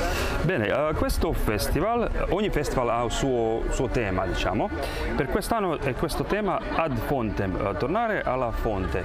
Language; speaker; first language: Italian; non-native, fluent; Croatian